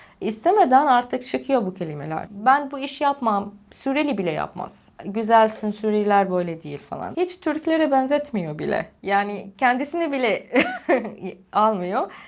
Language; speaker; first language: Turkish; non-native, fluent; Arabic